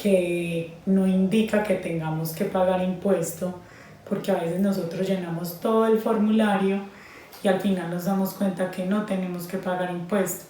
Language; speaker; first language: Spanish; native; Spanish